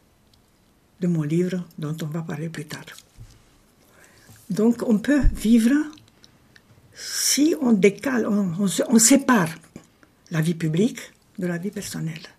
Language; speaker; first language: French; non-native, fluent; Romanian